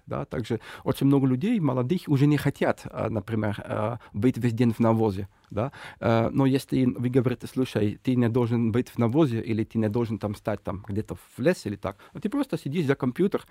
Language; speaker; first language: Russian; non-native, fluent; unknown